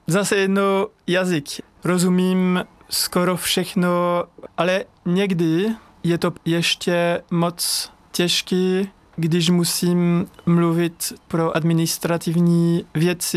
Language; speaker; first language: Czech; non-native, fluent; French